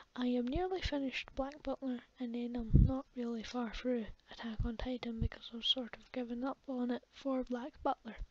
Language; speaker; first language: English; native; English